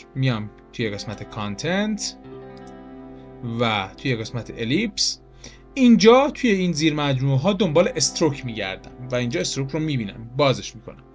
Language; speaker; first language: Persian; native; Persian